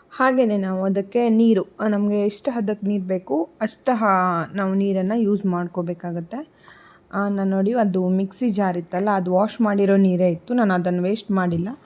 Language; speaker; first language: Kannada; non-native, local second language; Konkani